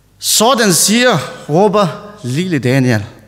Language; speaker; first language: Danish; non-native, learner; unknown